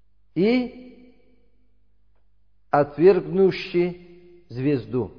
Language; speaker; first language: Russian; non-native, learner; Uzbek